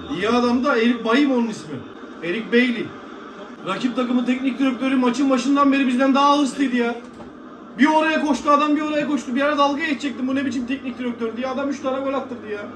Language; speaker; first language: Turkish; native; Turkish